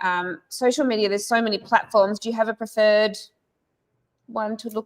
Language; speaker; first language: English; native; English